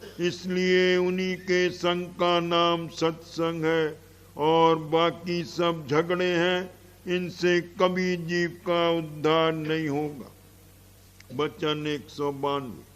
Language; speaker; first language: Hindi; native; Hindi